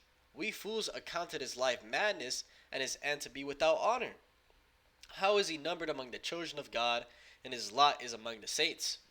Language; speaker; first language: English; native; English